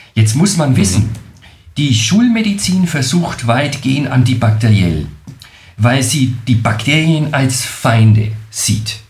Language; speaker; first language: German; native; German